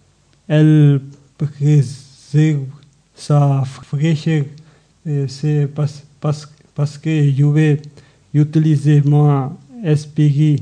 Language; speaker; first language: French; non-native, learner; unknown